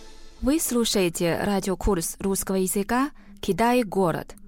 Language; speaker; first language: Russian; non-native, fluent; Chinese